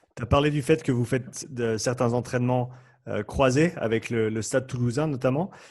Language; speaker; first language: French; native; French